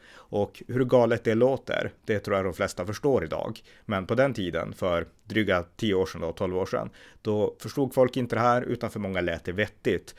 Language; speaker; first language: Swedish; native; Swedish